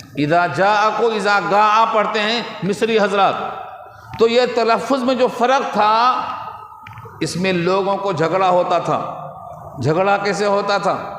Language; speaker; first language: Urdu; native; Urdu